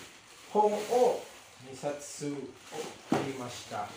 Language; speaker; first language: Japanese; non-native, learner; Indonesian